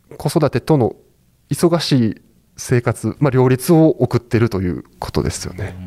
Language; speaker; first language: Japanese; native; Japanese